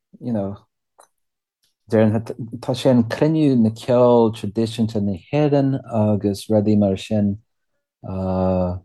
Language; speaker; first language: Irish; non-native, learner; English